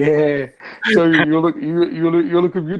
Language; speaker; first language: English; non-native, learner; Arabic